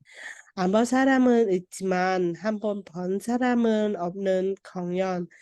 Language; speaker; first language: Korean; non-native, learner; Vietnamese